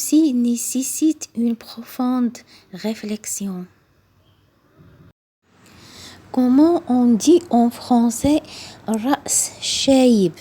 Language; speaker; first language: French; non-native, local second language; Arabic